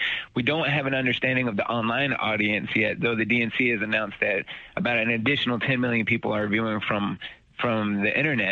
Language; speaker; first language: English; native; English